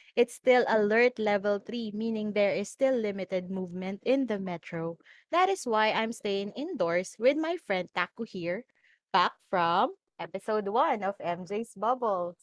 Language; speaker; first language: English; non-native, local second language; Filipino